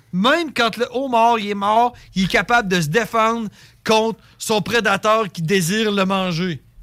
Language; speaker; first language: French; native; French